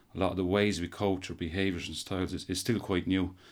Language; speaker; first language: English; native; English